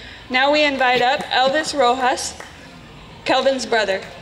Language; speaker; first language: English; native; English